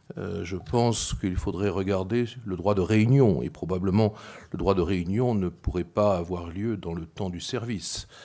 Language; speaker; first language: French; native; French